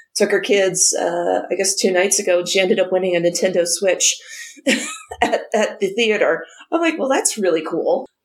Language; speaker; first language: English; native; English